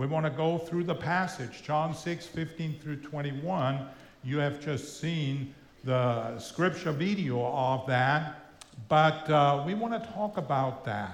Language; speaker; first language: English; non-native, fluent; German